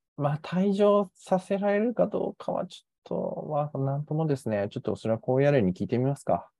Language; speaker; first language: Japanese; native; Japanese